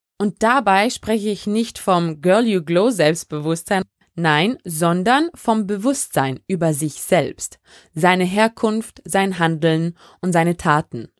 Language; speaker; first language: German; early bilingual, other home language; French